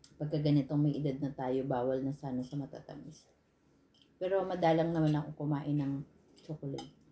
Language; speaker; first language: Filipino; native; Filipino